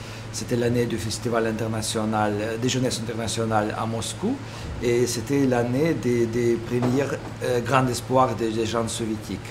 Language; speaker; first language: French; non-native, fluent; Russian